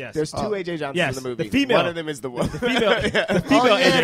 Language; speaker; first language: English; native; English